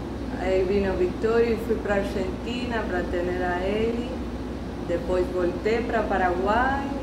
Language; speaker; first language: Portuguese; non-native, learner; Spanish